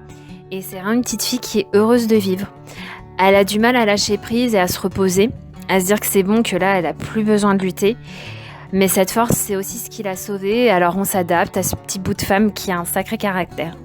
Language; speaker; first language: French; native; French